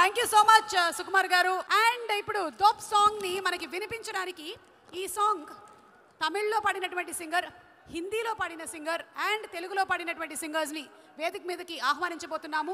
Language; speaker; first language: Telugu; native; Telugu